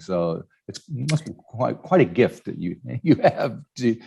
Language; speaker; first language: English; native; English